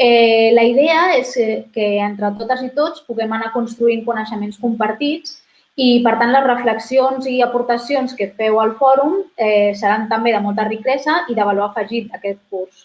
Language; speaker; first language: Catalan; native; Catalan